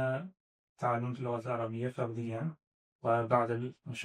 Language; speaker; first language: Arabic; non-native, learner; Azerbaijani